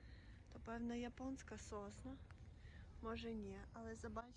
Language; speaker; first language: Polish; non-native, learner; Russian